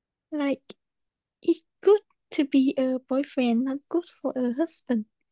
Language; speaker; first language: English; non-native, learner; Vietnamese